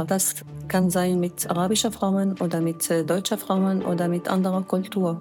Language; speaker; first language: German; non-native, learner; Arabic